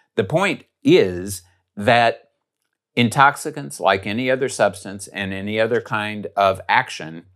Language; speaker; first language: English; native; English